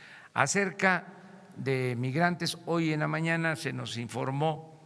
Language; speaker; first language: Spanish; native; Spanish